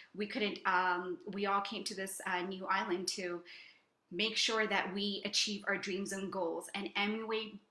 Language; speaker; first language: English; native; English